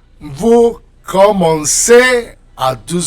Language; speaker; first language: French; non-native, fluent; Spanish